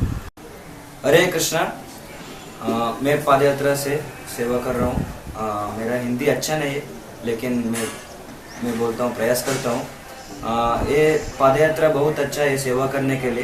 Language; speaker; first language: Hindi; non-native, local second language; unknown